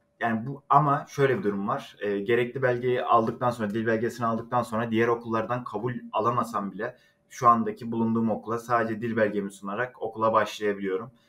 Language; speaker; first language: Turkish; native; Turkish